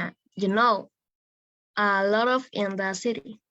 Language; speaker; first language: English; non-native, learner; Spanish